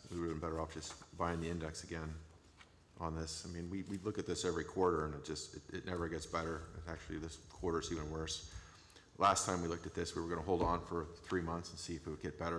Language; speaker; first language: English; native; English